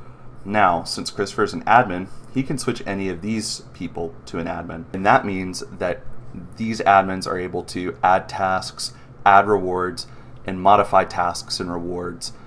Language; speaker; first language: English; native; English